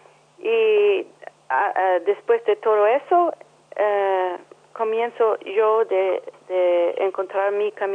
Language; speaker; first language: Spanish; non-native, learner; English